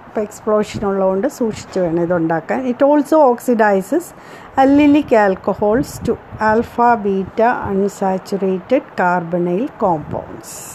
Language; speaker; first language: English; non-native, local second language; Malayalam